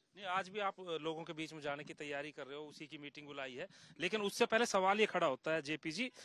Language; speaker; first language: Hindi; native; Hindi